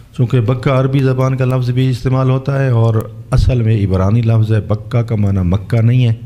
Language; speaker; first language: Urdu; non-native, local second language; Saraiki